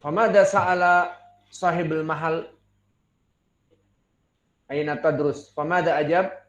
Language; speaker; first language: Arabic; non-native, fluent; Indonesian